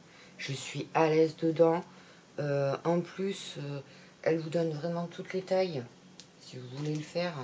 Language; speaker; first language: French; native; French